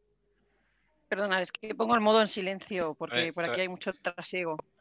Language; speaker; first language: Spanish; native; Spanish